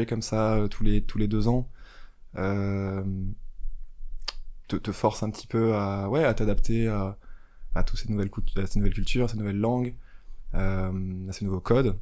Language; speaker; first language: French; native; French